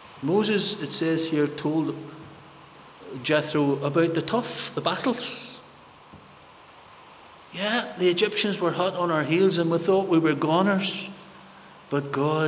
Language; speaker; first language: English; native; English